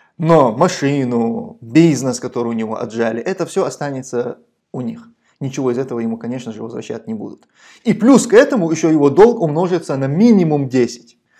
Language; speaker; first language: Russian; non-native, local second language; Chechen